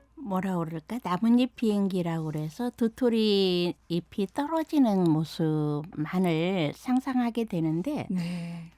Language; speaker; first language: Korean; native; Korean